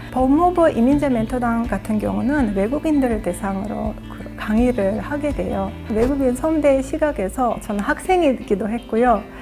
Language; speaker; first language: Korean; non-native, fluent; Azerbaijani